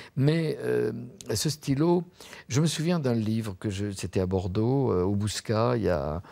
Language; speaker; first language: French; native; French